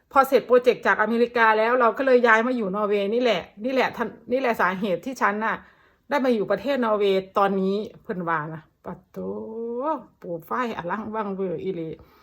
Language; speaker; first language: Thai; native; Thai